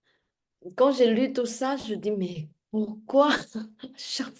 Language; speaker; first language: French; non-native, fluent; Chinese